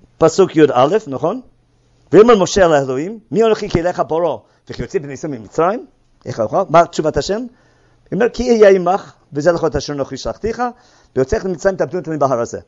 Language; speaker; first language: Hebrew; non-native, fluent; English